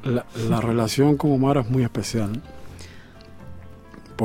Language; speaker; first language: French; non-native, learner; Spanish